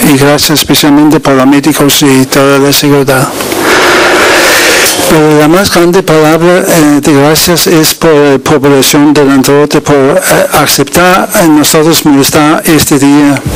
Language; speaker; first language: Spanish; non-native, learner; Danish